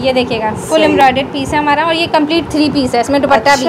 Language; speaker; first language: Urdu; native; Urdu